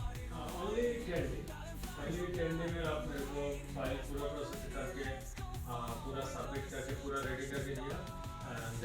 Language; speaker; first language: Hindi; non-native, local second language; Bangla